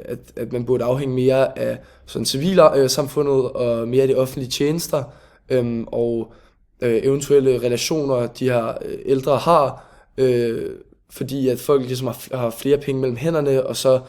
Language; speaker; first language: Danish; native; Danish